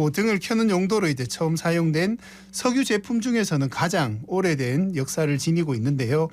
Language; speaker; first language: Korean; native; Korean